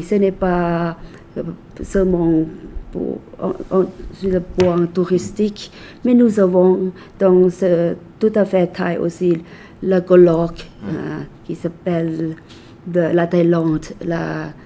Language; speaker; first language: French; non-native, fluent; Thai